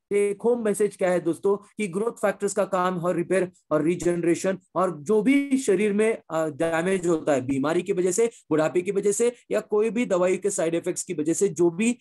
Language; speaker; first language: Hindi; non-native, local second language; Marathi